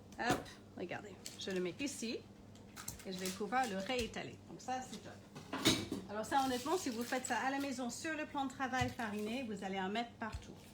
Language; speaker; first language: French; non-native, fluent; English